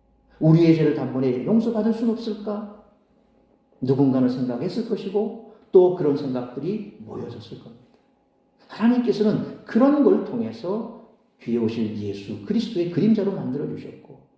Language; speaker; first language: Korean; native; Korean